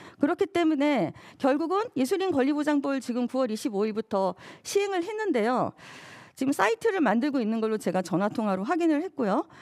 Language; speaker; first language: Korean; native; Korean